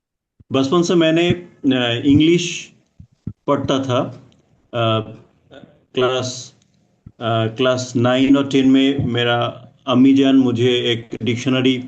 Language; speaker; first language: Hindi; non-native, learner; Bangla